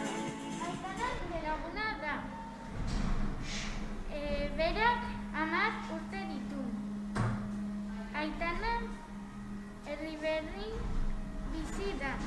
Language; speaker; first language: Basque; non-native, local second language; Spanish